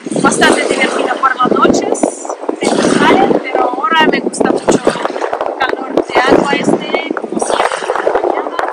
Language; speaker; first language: Spanish; non-native, learner; Russian